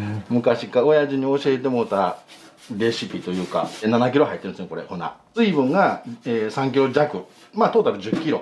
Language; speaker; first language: Japanese; native; Japanese